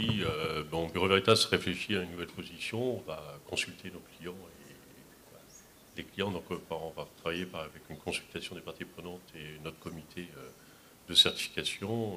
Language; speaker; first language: French; native; French